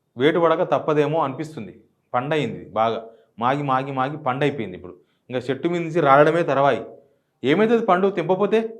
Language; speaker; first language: Telugu; native; Telugu